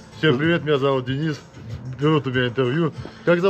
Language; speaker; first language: Russian; native; Russian